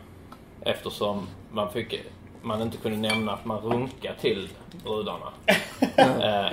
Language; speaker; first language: Swedish; native; Swedish